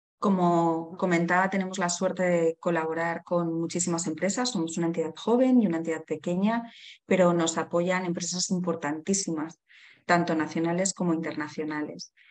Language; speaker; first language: Spanish; native; Spanish